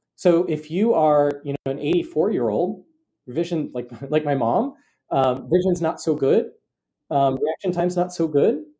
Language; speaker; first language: English; native; English